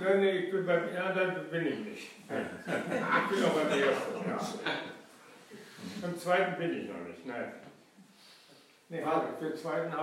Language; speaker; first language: German; non-native, fluent; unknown